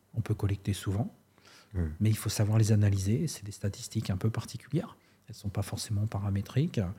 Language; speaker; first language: French; native; French